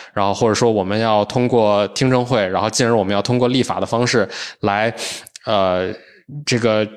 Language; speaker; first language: Chinese; native; Chinese